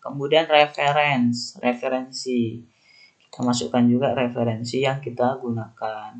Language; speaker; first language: Indonesian; native; Indonesian